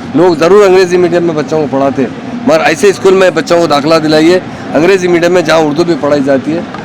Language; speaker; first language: Urdu; native; Urdu